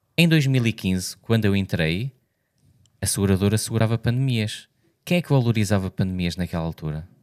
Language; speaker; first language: Portuguese; native; Portuguese